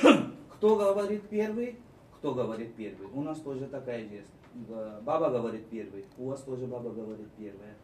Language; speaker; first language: Russian; non-native, fluent; Marathi